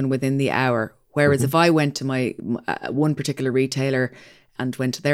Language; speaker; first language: English; native; English